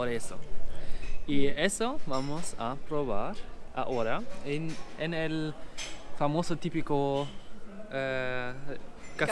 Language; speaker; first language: Spanish; non-native, learner; German